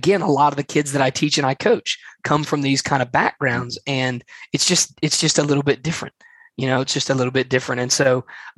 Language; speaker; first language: English; native; English